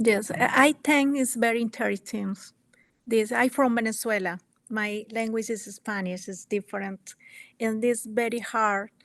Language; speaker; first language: English; non-native, learner; Spanish